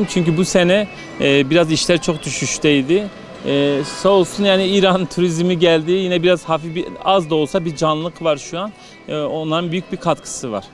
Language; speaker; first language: Turkish; native; Turkish